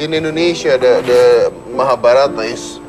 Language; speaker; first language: English; non-native, learner; Indonesian